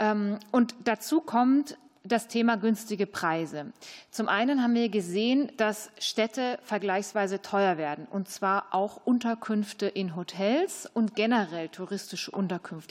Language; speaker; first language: German; native; German